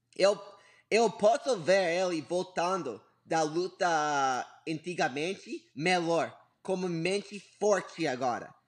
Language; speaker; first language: Portuguese; non-native, learner; English